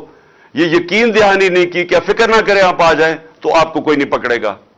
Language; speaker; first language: Urdu; native; Urdu